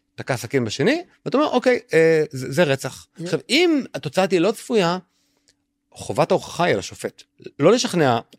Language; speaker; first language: Hebrew; native; Hebrew